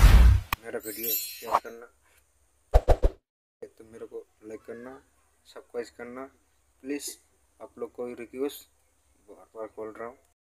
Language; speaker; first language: Hindi; non-native, local second language; Bangla